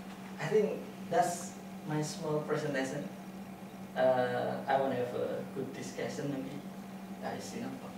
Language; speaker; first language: English; non-native, fluent; Indonesian